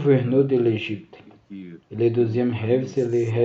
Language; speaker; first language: French; non-native, learner; Portuguese